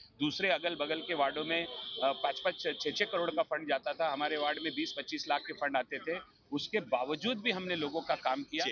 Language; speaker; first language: Hindi; native; Hindi